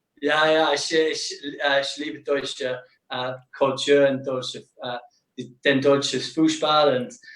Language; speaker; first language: German; non-native, learner; English